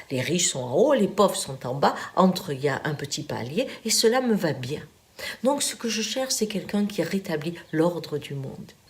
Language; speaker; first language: French; native; French